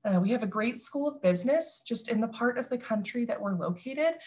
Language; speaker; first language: English; native; English